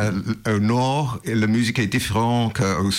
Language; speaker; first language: French; non-native, learner; English